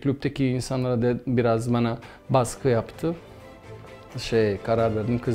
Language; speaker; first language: Turkish; non-native, fluent; Bosnian